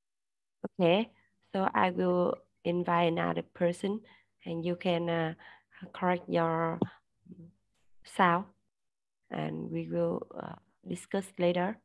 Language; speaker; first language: English; non-native, learner; Vietnamese